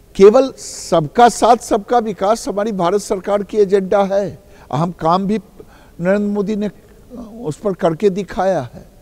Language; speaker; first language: Hindi; native; Hindi